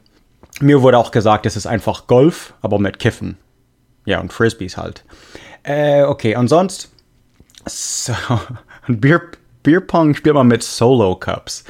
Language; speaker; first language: German; non-native, fluent; English